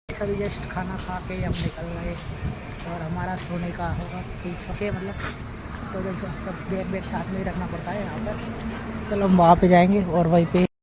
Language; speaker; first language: Hindi; non-native, local second language; Gujarati